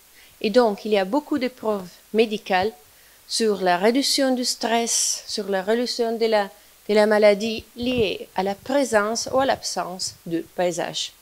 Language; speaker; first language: French; non-native, fluent; Italian